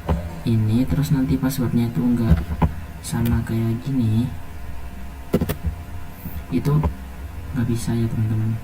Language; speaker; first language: Indonesian; native; Indonesian